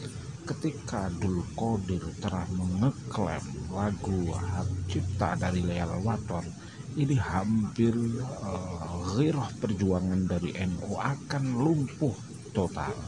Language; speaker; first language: Indonesian; native; Indonesian